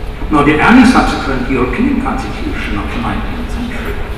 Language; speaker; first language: English; non-native, fluent; German